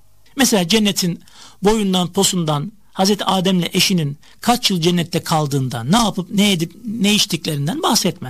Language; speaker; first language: Turkish; native; Turkish